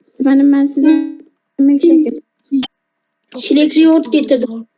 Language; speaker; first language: Turkish; native; Turkish